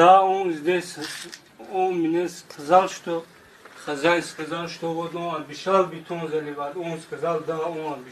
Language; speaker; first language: Russian; non-native, learner; Tajik